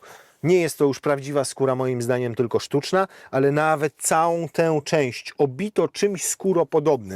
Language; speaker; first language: Polish; native; Polish